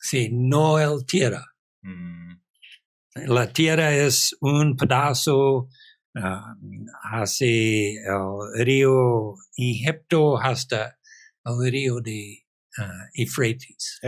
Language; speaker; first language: Spanish; non-native, fluent; English